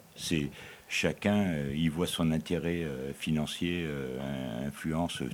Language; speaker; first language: French; native; French